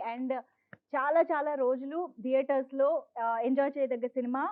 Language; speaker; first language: Telugu; native; Telugu